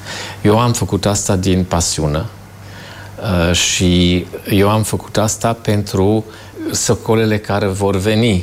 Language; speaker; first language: Romanian; non-native, fluent; German